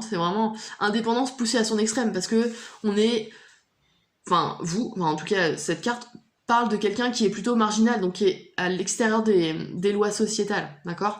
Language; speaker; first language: French; native; French